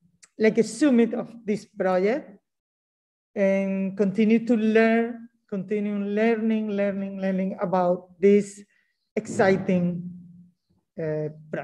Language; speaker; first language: English; non-native, learner; Spanish